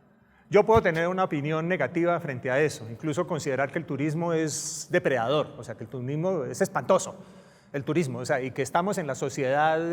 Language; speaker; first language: Spanish; native; Spanish